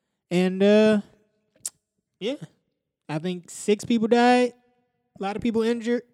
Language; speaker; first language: English; native; English